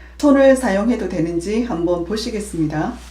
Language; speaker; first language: Korean; native; Korean